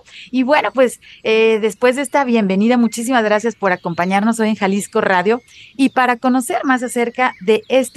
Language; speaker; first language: Spanish; native; Spanish